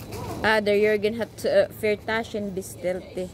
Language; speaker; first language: German; non-native, learner; Filipino